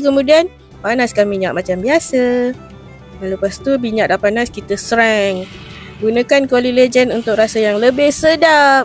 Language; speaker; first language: Malay; native; Malay